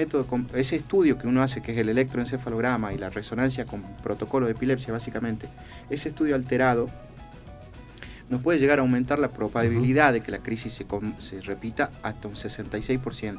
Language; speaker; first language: Spanish; native; Spanish